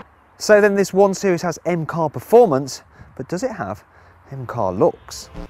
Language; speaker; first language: English; native; English